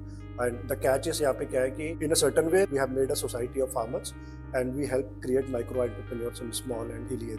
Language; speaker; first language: English; non-native, local second language; Hindi